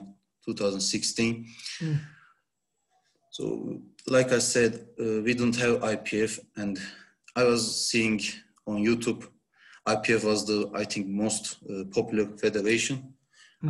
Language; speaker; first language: English; non-native, learner; Turkish